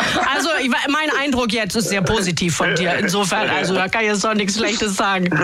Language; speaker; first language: German; native; German